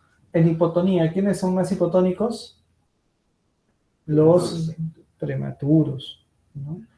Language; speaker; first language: Spanish; native; Spanish